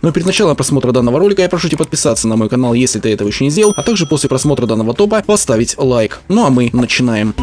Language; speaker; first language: Russian; native; Russian